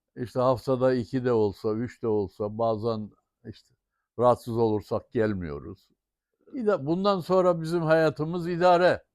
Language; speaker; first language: Turkish; native; Turkish